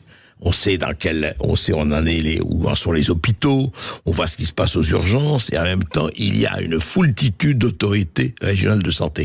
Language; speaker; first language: French; native; French